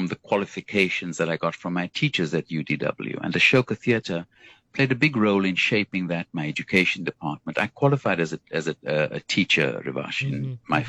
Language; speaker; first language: English; native; English